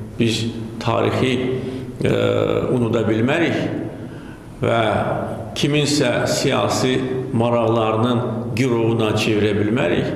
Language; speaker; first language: Azerbaijani; native; Azerbaijani